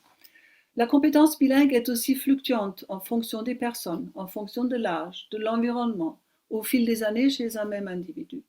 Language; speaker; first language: French; non-native, fluent; German